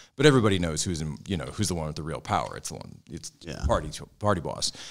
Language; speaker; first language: English; native; English